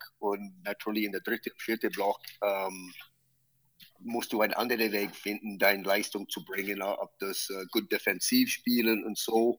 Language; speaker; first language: German; non-native, fluent; English